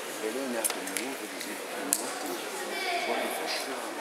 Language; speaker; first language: German; native; German